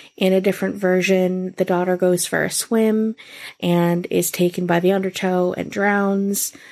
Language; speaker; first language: English; native; English